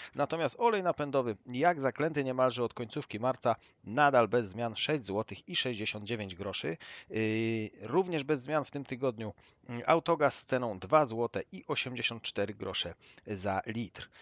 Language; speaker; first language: Polish; native; Polish